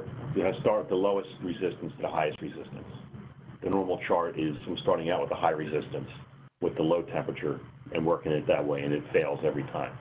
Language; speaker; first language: English; native; English